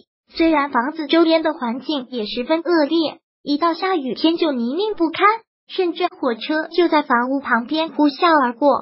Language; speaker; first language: Chinese; native; Chinese